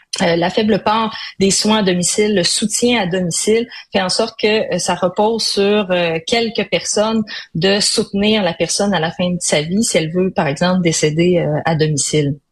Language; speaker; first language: French; native; French